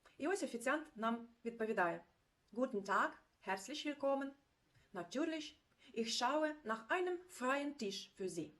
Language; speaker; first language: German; non-native, fluent; Ukrainian